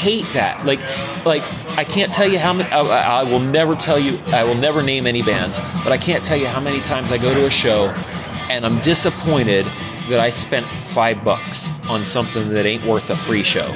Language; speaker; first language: English; native; English